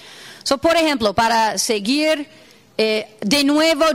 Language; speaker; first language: Spanish; non-native, fluent; English